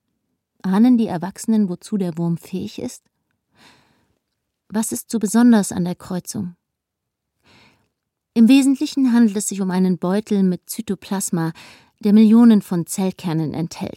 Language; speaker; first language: German; native; German